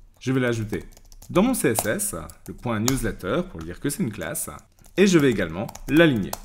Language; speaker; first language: French; native; French